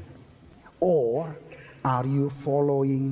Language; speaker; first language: English; non-native, local second language; Malayalam